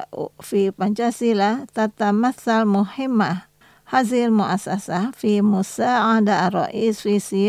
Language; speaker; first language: Arabic; non-native, fluent; Indonesian